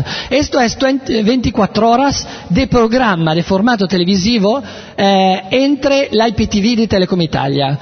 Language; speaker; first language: Spanish; non-native, learner; Italian